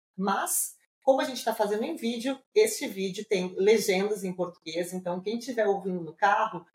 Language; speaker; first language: Portuguese; native; Portuguese